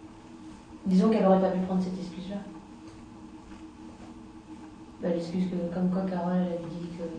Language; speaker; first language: French; native; French